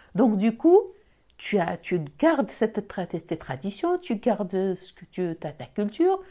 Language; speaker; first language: French; non-native, local second language; Arabic